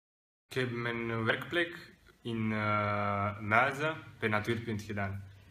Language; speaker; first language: Dutch; non-native, learner; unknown